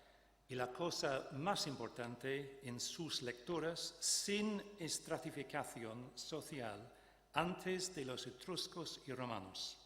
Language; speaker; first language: Spanish; non-native, fluent; English